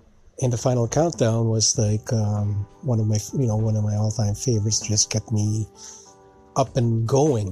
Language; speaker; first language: English; non-native, local second language; Filipino